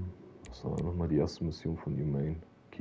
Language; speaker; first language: German; native; German